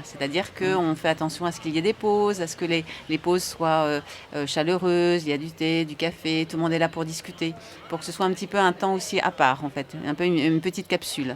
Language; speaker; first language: French; native; French